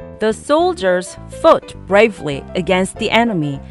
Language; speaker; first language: English; non-native, fluent; Korean